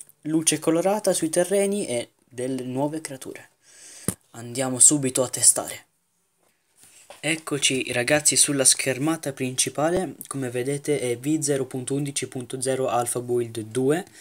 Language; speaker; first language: Italian; native; Italian